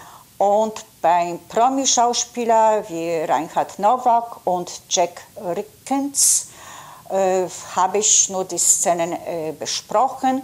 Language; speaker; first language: German; non-native, fluent; Polish